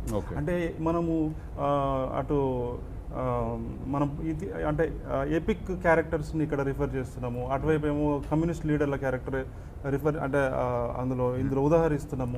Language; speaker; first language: Telugu; native; Telugu